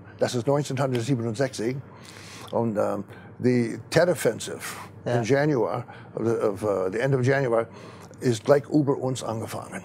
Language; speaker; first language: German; non-native, fluent; English